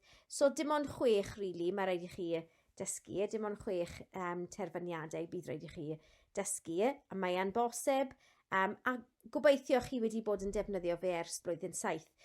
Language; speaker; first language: Welsh; non-native, local second language; English